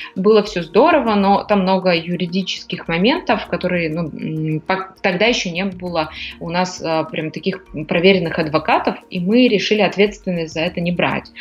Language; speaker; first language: Russian; native; Russian